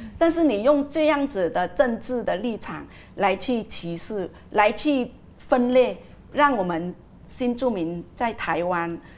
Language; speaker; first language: Chinese; non-native, fluent; Vietnamese